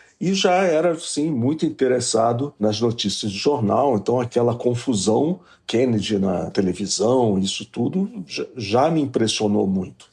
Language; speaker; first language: Portuguese; native; Portuguese